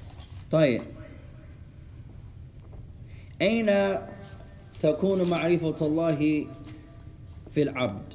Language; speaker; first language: Arabic; non-native, fluent; English